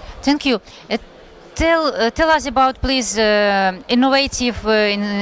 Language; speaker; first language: English; non-native, learner; Russian